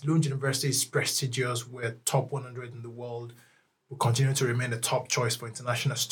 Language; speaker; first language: English; non-native, local second language; Yoruba